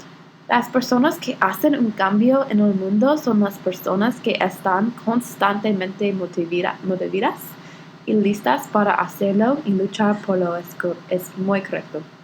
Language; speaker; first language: Spanish; non-native, learner; English